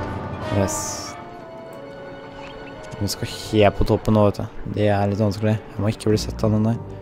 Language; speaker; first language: Norwegian; native; Norwegian